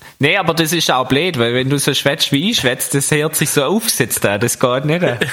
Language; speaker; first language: German; native; German